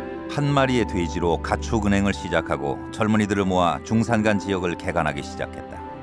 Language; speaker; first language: Korean; native; Korean